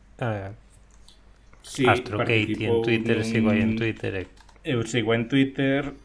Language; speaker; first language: Galician; non-native, local second language; Spanish